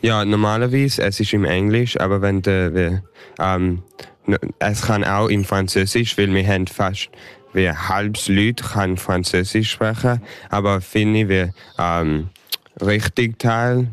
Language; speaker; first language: German; early bilingual, heritage; English